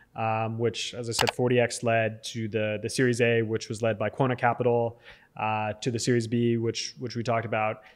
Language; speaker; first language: English; native; English